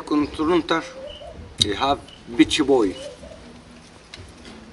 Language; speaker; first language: English; non-native, learner; Arabic